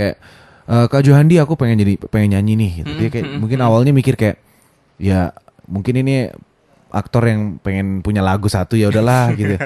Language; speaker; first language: Indonesian; native; Indonesian